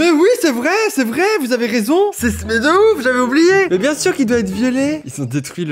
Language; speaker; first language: French; native; French